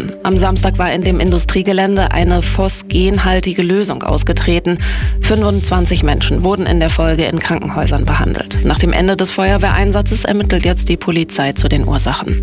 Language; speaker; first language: German; native; German